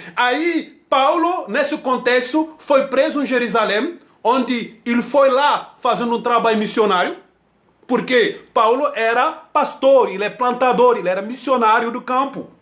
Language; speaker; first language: Portuguese; non-native, fluent; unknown